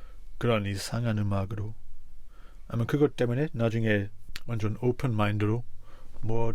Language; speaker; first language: Korean; non-native, fluent; English